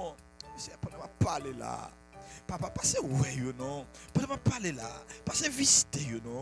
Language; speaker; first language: French; non-native, local second language; Haitian Creole